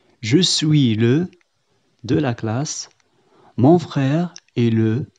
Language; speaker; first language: French; non-native, fluent; Arabic